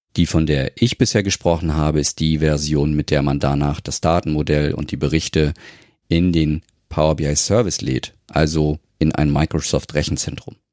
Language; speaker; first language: German; native; German